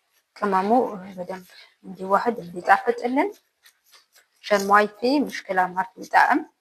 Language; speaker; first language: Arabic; non-native, learner; Amharic